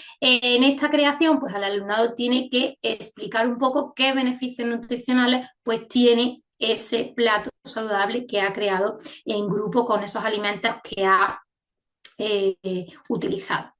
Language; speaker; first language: Spanish; native; Spanish